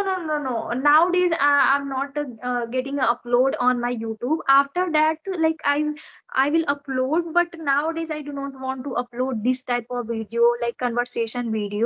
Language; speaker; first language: English; non-native, learner; Odia